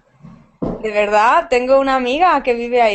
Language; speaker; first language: Spanish; native; Spanish